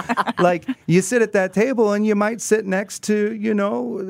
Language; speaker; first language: English; native; English